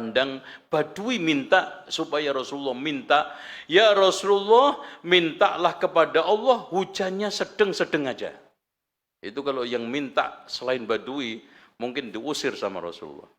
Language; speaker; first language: Indonesian; native; Indonesian